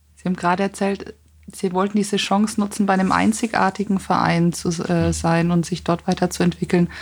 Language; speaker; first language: German; native; German